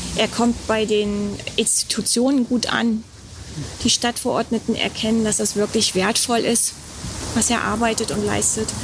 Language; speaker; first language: German; native; German